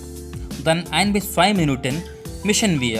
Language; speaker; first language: German; non-native, fluent; Hindi